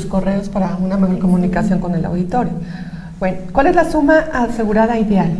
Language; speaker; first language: Spanish; native; Spanish